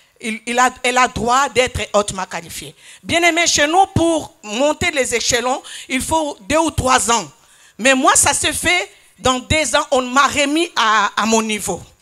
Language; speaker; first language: French; non-native, local second language; Lingala